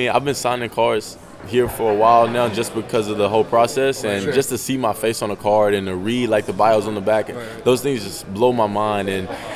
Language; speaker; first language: English; native; English